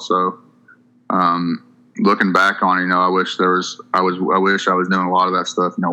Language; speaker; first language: English; native; English